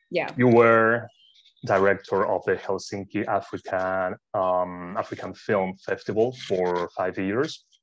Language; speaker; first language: English; non-native, fluent; Spanish